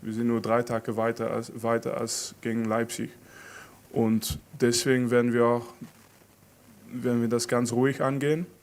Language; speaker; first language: German; non-native, fluent; French